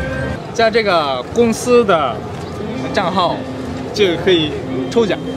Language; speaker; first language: Chinese; non-native, fluent; Japanese